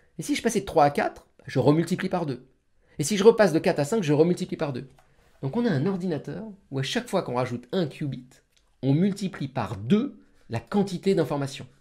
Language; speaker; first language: French; native; French